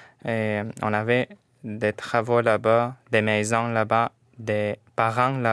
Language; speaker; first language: French; non-native, fluent; Arabic